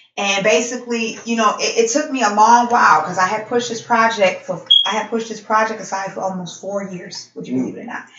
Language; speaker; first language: English; native; English